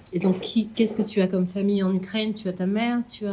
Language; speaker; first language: French; native; French